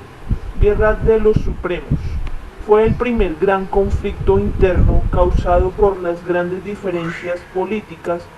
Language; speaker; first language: Spanish; native; Spanish